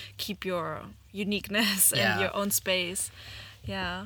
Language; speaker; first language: English; non-native, fluent; German